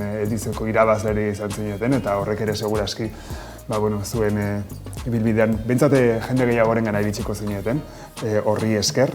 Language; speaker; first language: Basque; native; Basque